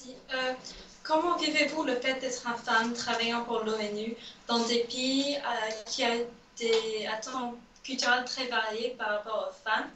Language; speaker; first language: French; non-native, learner; English